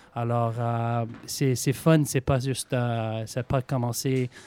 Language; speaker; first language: French; native; French